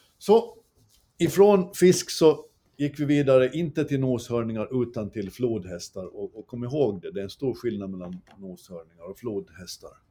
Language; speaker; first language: Swedish; native; Swedish